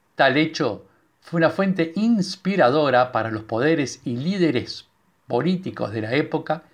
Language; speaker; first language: Spanish; non-native, local second language; Hungarian